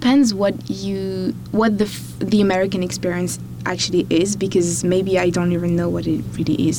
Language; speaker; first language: English; non-native, fluent; French